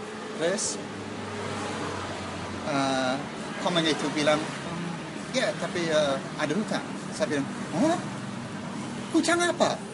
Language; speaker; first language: Indonesian; non-native, learner; English